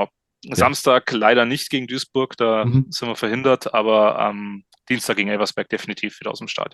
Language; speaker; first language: German; native; German